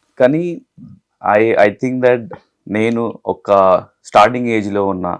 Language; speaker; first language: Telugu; non-native, learner; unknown